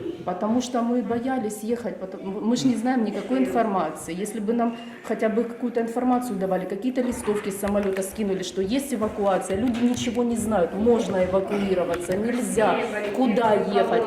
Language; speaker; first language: Russian; native; Russian